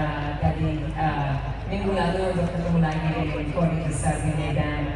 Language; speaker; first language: Indonesian; non-native, fluent; English